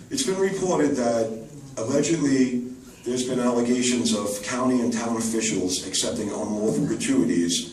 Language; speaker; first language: English; native; English